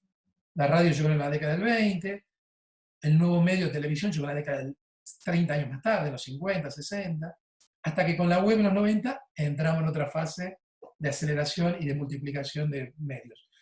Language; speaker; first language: Spanish; native; Spanish